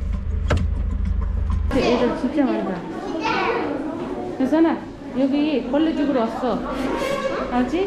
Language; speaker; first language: Korean; native; Korean